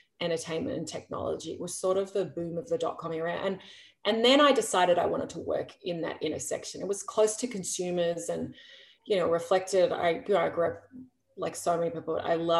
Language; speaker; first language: English; native; English